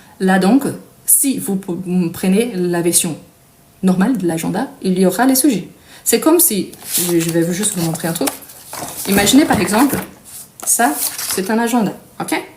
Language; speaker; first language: French; non-native, fluent; Portuguese